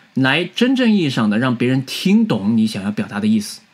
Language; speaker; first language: Chinese; native; Chinese